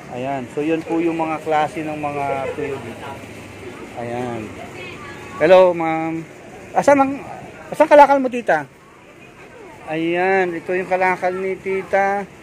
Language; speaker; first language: Filipino; native; Filipino